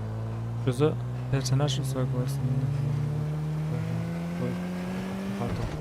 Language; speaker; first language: Russian; non-native, learner; Kara-Kalpak